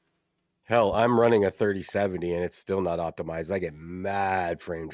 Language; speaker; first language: English; native; English